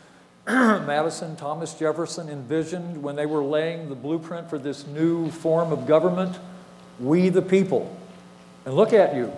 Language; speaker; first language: English; native; English